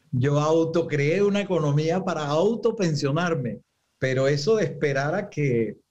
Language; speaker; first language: Spanish; native; Spanish